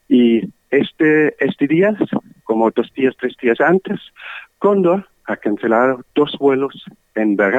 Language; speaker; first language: Spanish; non-native, learner; German